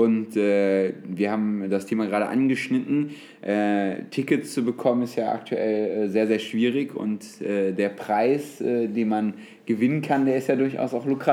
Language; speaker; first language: German; native; German